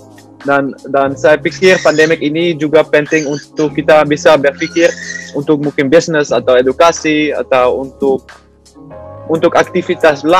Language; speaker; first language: Indonesian; non-native, learner; Dutch